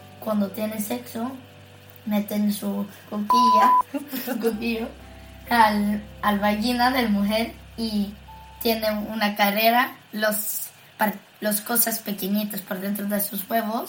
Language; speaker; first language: Spanish; early bilingual, heritage; Spanish